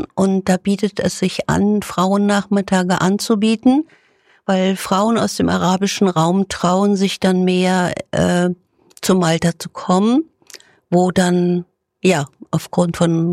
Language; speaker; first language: German; native; German